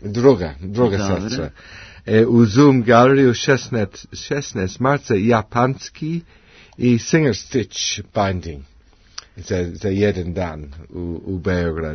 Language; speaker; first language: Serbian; non-native, learner; English